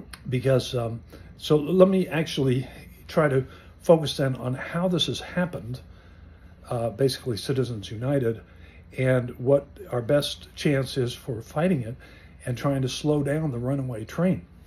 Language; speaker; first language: English; native; English